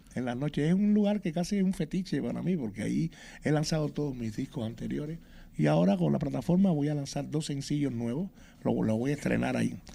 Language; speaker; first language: Spanish; native; Spanish